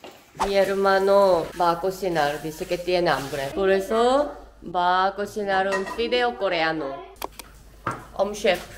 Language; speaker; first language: Spanish; non-native, fluent; Korean